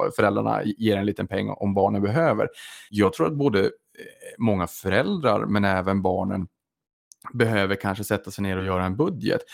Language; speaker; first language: Swedish; native; Swedish